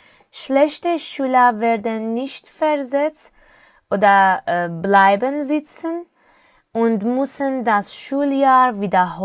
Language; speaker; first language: German; non-native, fluent; Persian